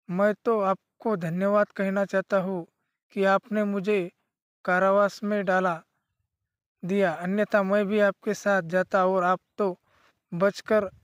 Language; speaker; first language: Hindi; non-native, local second language; Marathi